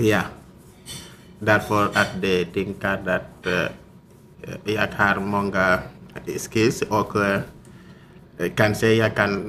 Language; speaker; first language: Swedish; non-native, learner; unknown